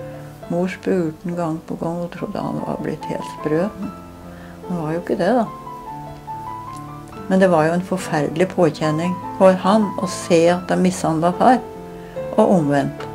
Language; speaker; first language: Norwegian; native; Norwegian